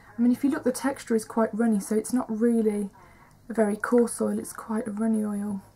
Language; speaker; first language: English; native; English